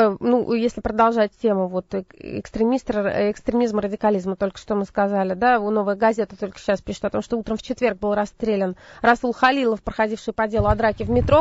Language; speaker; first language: Russian; native; Russian